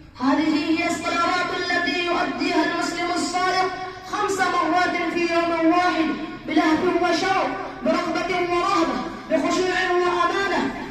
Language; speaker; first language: Arabic; non-native, fluent; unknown